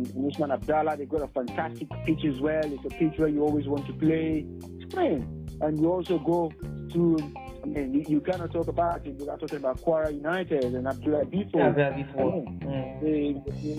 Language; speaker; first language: English; non-native, local second language; Yoruba